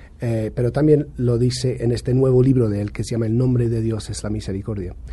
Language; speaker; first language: Spanish; non-native, fluent; English